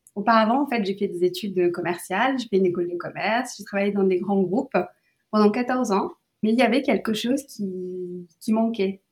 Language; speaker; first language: French; early bilingual, other home language; Sinhala